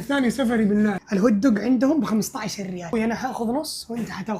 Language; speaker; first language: Arabic; native; Arabic